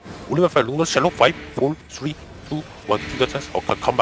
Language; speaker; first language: English; non-native, learner; Korean